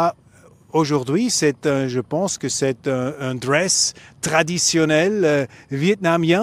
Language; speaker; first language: French; non-native, learner; German